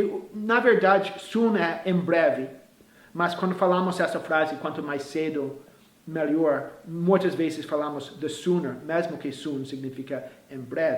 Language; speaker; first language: Portuguese; non-native, fluent; English